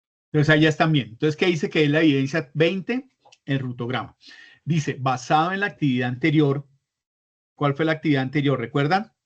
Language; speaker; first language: Spanish; native; Spanish